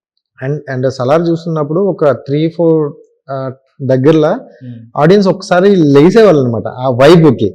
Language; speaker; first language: Telugu; native; Telugu